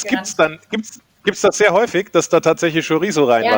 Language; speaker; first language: German; native; German